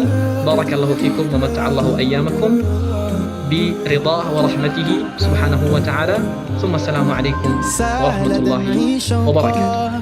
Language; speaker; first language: Arabic; non-native, fluent; Indonesian